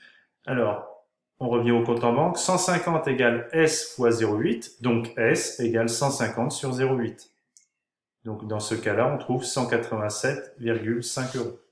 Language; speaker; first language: French; native; French